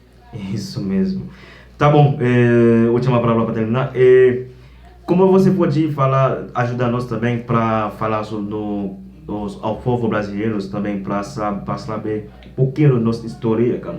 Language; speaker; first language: Portuguese; non-native, learner; Haitian Creole